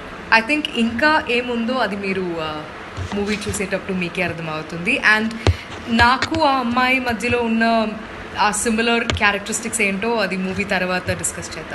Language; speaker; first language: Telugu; non-native, local second language; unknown